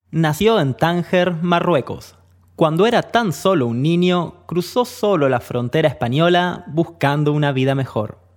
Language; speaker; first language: Spanish; native; Spanish